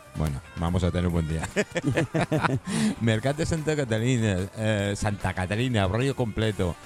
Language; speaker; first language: Spanish; non-native, fluent; English